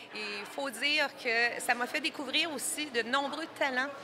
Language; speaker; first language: French; native; French